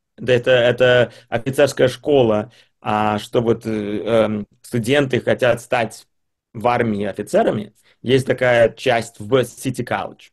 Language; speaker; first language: Russian; early bilingual, heritage; Russian